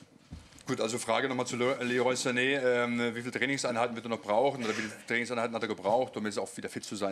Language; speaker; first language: German; native; German